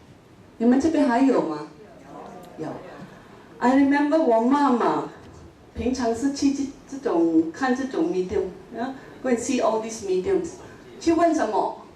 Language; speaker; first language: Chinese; non-native, local second language; Min Nan Chinese